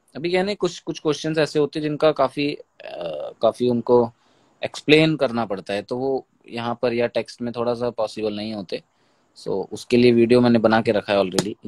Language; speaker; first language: Hindi; native; Hindi